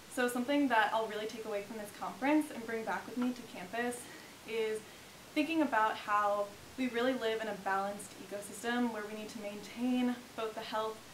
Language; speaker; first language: English; native; English